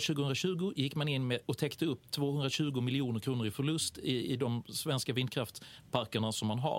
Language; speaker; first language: Swedish; native; Swedish